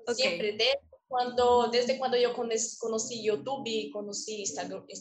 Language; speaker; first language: Spanish; non-native, learner; Portuguese